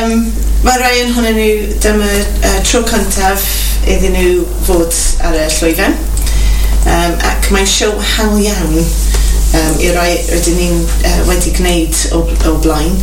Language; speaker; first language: Welsh; non-native, local second language; English